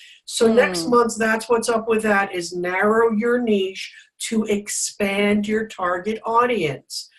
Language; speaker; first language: English; native; English